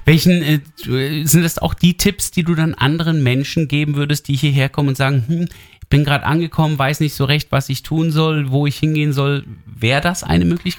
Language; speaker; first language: German; native; German